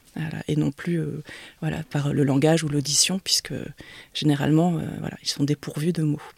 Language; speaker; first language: French; early bilingual, other home language; Vietnamese